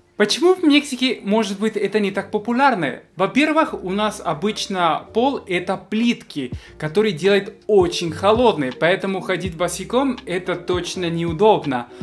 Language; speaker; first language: Russian; non-native, fluent; Spanish